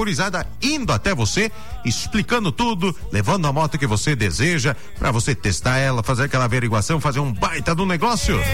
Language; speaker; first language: Portuguese; native; Portuguese